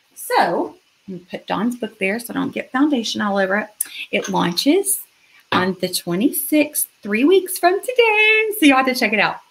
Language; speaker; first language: English; native; English